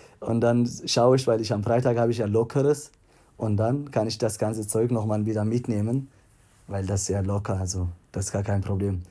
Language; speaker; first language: German; non-native, fluent; Tigrinya